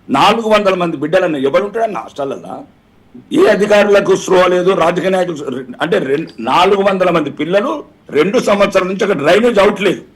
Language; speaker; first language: Telugu; native; Telugu